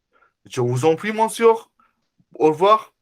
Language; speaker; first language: French; non-native, fluent; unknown